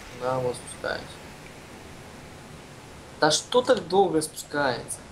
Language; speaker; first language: Russian; native; Russian